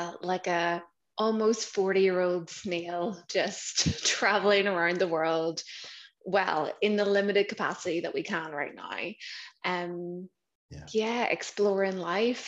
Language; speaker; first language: English; native; English